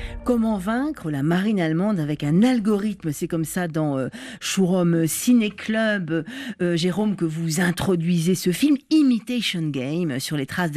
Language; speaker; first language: French; native; French